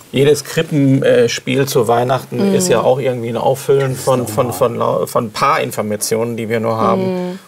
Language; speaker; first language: German; native; German